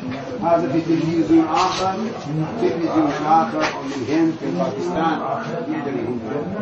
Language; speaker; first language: Arabic; non-native, learner; Urdu